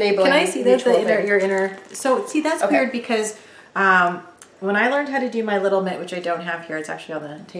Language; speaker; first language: English; native; English